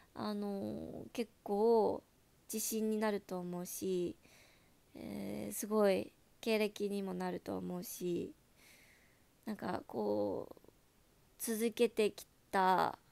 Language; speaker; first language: Japanese; native; Japanese